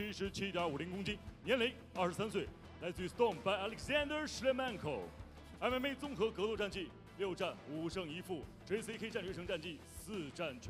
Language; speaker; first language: Chinese; native; Chinese